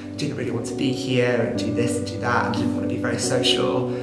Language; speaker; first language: English; native; English